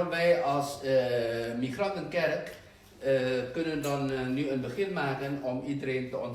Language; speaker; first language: Dutch; non-native, fluent; Indonesian